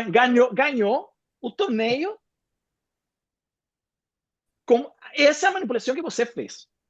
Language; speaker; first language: Portuguese; non-native, fluent; Spanish